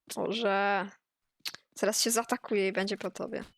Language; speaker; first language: Polish; native; Polish